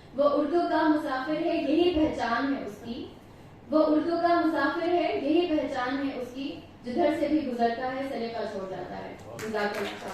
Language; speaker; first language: Urdu; native; Urdu